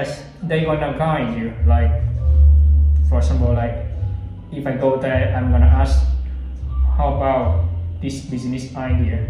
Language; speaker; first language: English; non-native, learner; Vietnamese